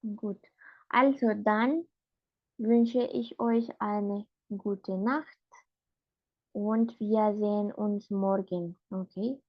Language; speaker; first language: German; non-native, fluent; Spanish